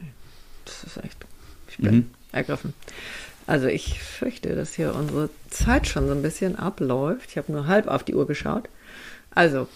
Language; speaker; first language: German; native; German